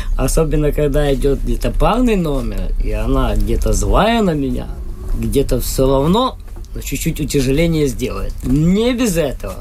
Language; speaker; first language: Russian; non-native, local second language; Ukrainian